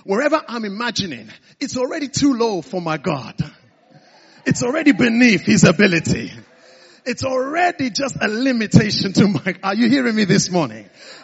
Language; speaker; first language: English; non-native, local second language; Igbo